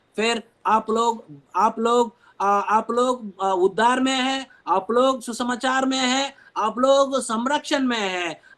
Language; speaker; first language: Hindi; non-native, local second language; Telugu